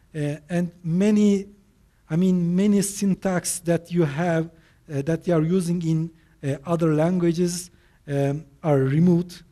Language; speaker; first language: English; non-native, fluent; Turkish